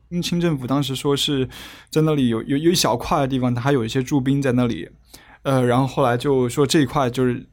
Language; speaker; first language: Chinese; native; Chinese